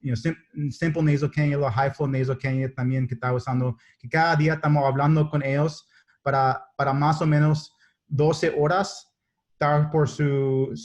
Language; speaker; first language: Spanish; non-native, learner; English